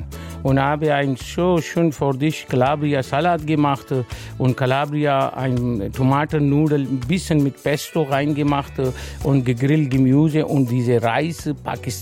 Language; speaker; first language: German; non-native, learner; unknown